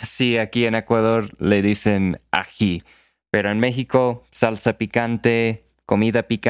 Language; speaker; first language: Spanish; non-native, fluent; English